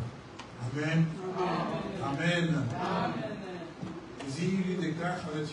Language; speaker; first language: Dutch; non-native, fluent; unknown